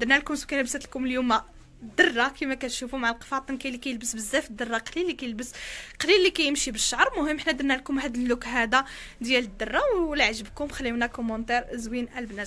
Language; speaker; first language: Arabic; native; Arabic